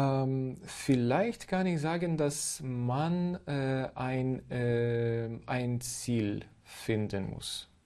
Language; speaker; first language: German; non-native, fluent; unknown